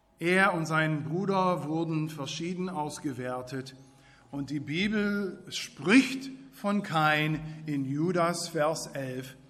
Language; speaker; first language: German; non-native, fluent; English